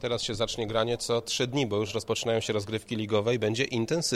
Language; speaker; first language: Polish; native; Polish